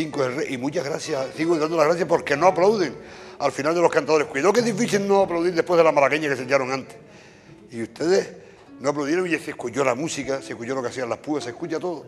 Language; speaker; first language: Spanish; native; Spanish